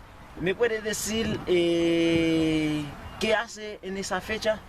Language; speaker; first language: Spanish; non-native, learner; Haitian Creole